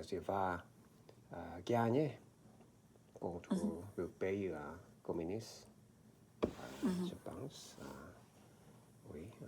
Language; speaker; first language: French; non-native, learner; Korean